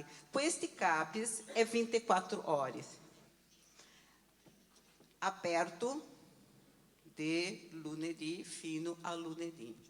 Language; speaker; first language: Italian; non-native, learner; Portuguese